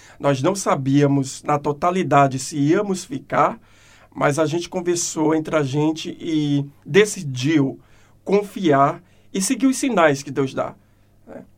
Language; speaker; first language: Portuguese; native; Portuguese